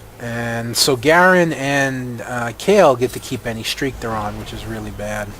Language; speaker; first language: English; native; English